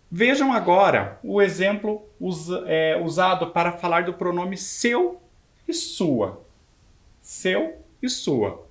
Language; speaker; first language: Portuguese; native; Portuguese